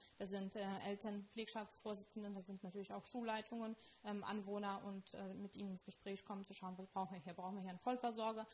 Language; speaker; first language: German; non-native, fluent; Lithuanian